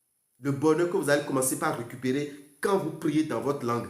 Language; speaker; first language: French; non-native, local second language; Fon